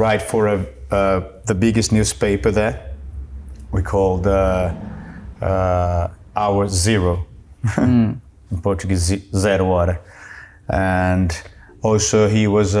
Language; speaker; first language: English; non-native, fluent; Portuguese